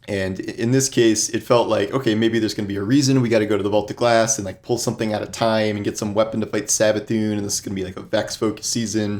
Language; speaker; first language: English; native; English